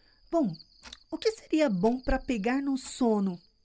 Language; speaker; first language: Portuguese; native; Portuguese